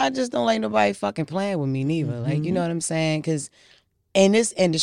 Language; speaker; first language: English; native; English